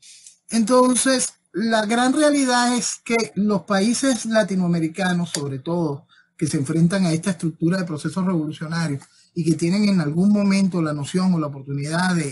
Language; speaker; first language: Spanish; native; Spanish